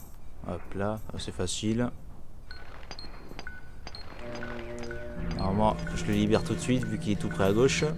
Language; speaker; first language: French; native; French